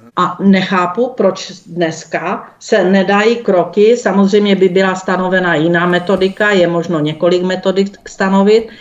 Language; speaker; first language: Czech; native; Czech